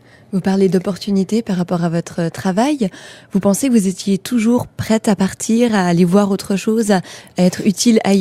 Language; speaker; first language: French; native; French